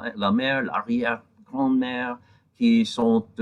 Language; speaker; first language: French; non-native, fluent; English